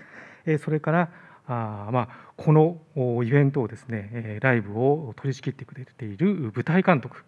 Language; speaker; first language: Japanese; native; Japanese